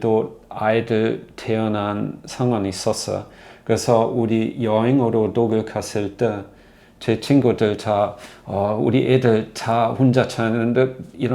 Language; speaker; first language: Korean; non-native, learner; German